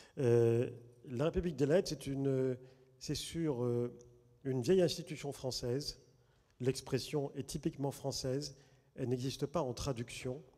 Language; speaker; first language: French; native; French